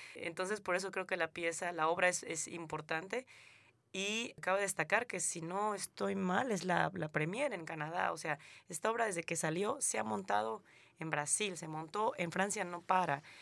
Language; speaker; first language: Spanish; native; Spanish